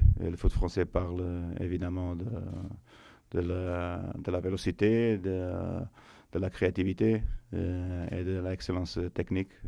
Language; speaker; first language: French; non-native, fluent; Portuguese